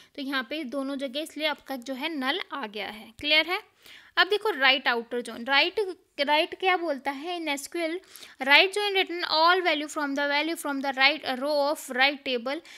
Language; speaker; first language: Hindi; native; Hindi